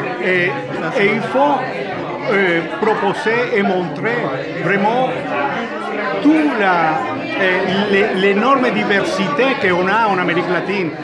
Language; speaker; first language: French; non-native, fluent; Spanish